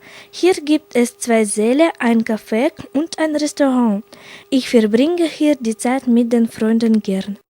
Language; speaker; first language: German; non-native, learner; Russian